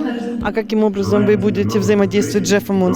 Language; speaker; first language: Russian; native; Russian